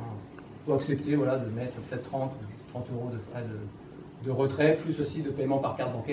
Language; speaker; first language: French; native; French